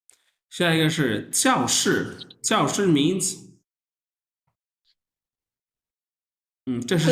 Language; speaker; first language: Chinese; non-native, fluent; Urdu